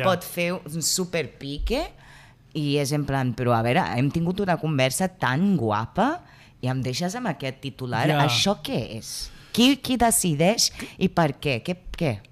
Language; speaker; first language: Catalan; non-native, local second language; Spanish